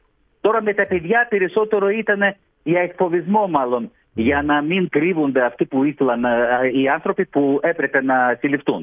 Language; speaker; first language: Greek; early bilingual, heritage; Greek